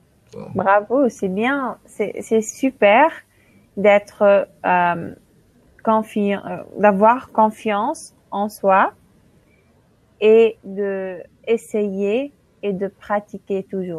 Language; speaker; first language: French; non-native, local second language; Arabic